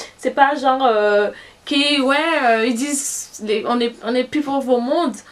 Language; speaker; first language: French; non-native, local second language; Haitian Creole